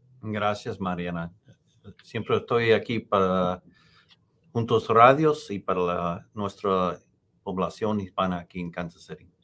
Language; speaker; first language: Spanish; non-native, fluent; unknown